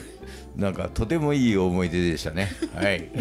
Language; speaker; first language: Japanese; native; Japanese